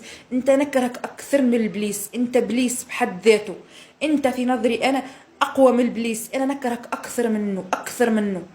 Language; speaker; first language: Arabic; native; Arabic